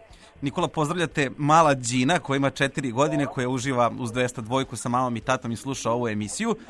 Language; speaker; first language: Serbian; native; Serbian